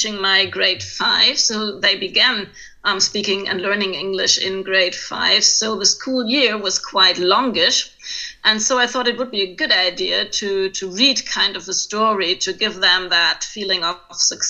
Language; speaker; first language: English; non-native, fluent; German